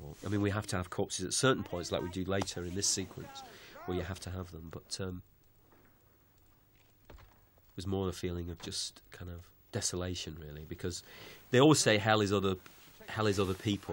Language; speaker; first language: English; native; English